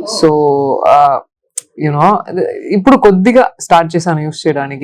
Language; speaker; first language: Telugu; non-native, learner; Tamil